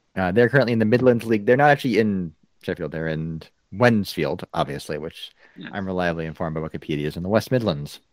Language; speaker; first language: English; native; English